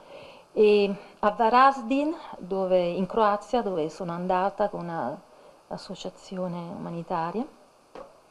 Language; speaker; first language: Italian; native; Italian